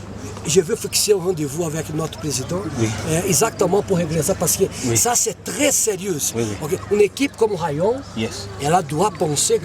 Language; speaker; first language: French; non-native, fluent; Portuguese